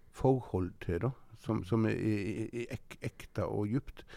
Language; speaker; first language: Norwegian; native; Norwegian